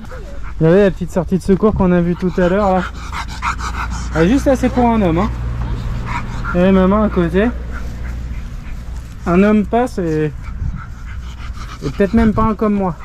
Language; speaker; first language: French; native; French